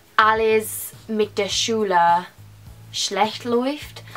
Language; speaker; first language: German; non-native, learner; English